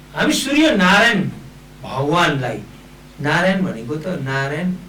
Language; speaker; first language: Nepali; native; Nepali